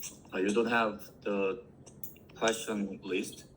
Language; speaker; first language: English; non-native, learner; Korean